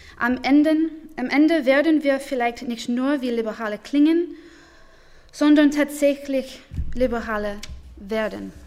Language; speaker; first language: German; non-native, learner; English